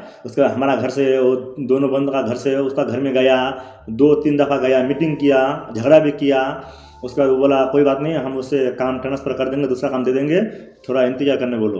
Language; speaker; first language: Hindi; non-native, local second language; Bangla